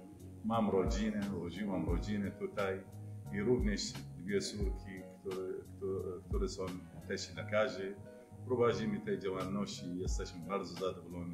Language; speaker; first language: Polish; non-native, fluent; Arabic